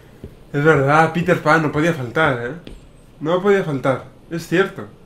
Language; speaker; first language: Spanish; native; Spanish